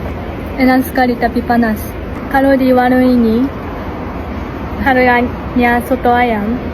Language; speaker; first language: Indonesian; non-native, learner; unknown